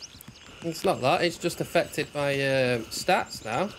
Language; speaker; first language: English; native; English